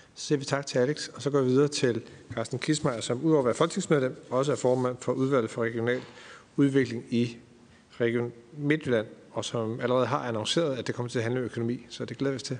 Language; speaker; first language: Danish; native; Danish